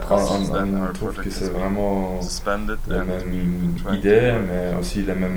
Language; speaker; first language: French; non-native, fluent; Polish